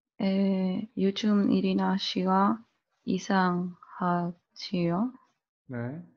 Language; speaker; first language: Korean; non-native, learner; Spanish